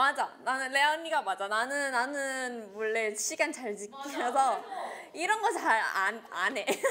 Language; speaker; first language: Korean; non-native, learner; Indonesian